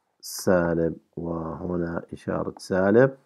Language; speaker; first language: Arabic; native; Arabic